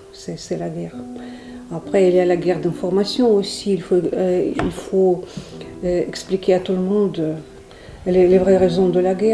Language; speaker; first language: French; non-native, fluent; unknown